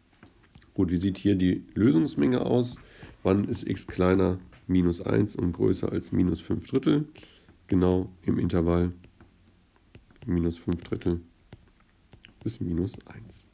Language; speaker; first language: German; native; German